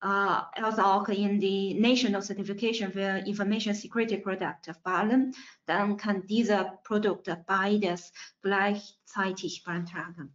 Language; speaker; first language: German; non-native, fluent; Chinese